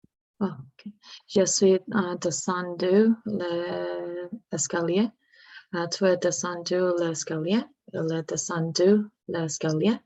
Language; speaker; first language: French; non-native, learner; English